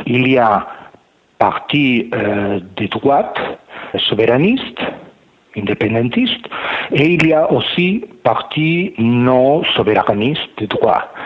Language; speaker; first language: French; non-native, learner; Catalan